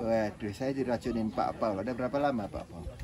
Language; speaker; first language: Indonesian; native; Indonesian